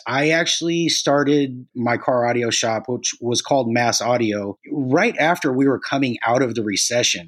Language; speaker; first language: English; native; English